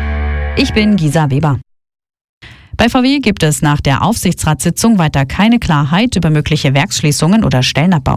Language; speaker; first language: German; native; German